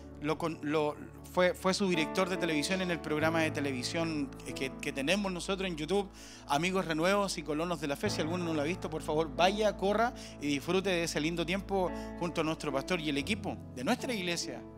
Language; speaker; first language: Spanish; native; Spanish